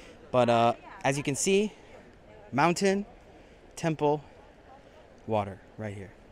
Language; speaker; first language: English; native; English